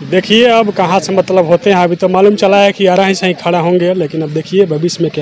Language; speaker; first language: Hindi; non-native, local second language; Bhojpuri